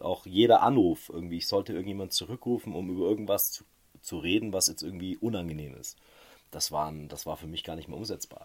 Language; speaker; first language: German; native; German